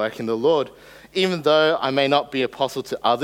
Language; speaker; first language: English; native; English